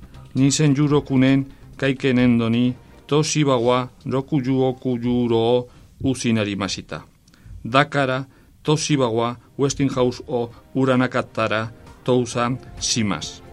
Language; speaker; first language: Japanese; non-native, learner; Spanish